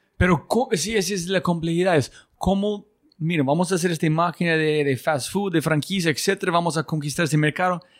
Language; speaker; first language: Spanish; non-native, learner; English